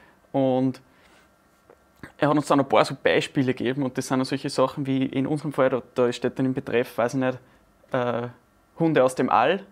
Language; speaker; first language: German; native; German